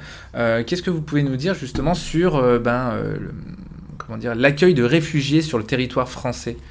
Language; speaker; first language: French; native; French